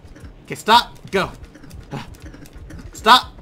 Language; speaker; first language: English; native; English